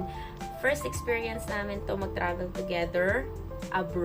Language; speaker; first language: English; non-native, local second language; Filipino